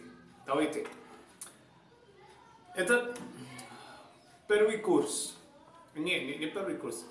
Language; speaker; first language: Russian; non-native, fluent; Javanese